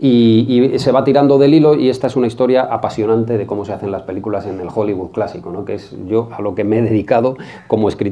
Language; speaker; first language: Spanish; native; Spanish